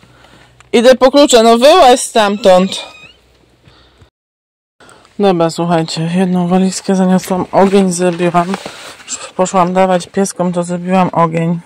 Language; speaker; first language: Polish; native; Polish